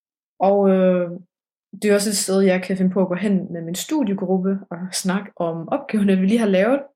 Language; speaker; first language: Danish; early bilingual, heritage; Danish